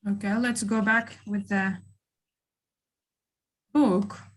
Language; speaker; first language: English; non-native, fluent; Kyrgyz